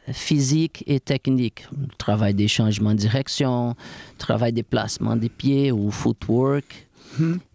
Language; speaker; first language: French; non-native, fluent; Portuguese